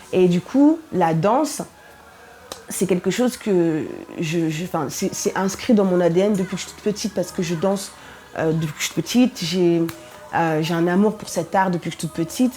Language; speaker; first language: French; early bilingual, other home language; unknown